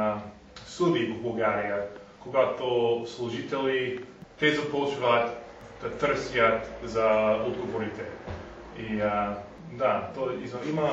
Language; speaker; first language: Bulgarian; non-native, learner; English